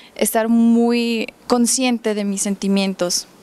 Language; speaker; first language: Spanish; early bilingual, heritage; Spanish